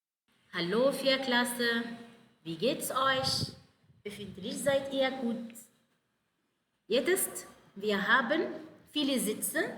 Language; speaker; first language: German; non-native, fluent; Arabic